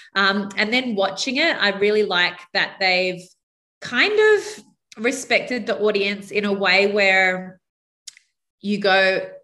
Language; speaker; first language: English; native; English